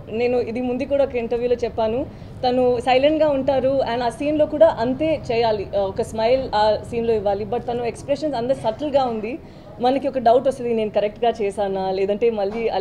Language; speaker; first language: Telugu; non-native, learner; Tamil